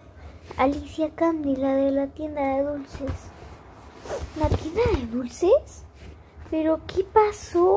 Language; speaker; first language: Spanish; native; Spanish